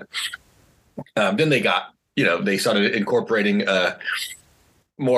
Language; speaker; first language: English; native; English